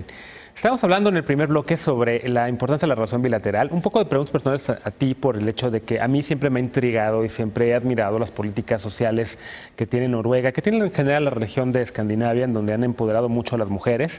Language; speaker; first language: Spanish; native; Spanish